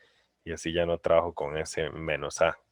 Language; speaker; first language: Spanish; native; Spanish